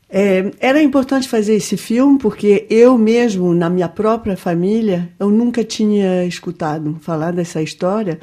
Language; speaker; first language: Portuguese; non-native, fluent; French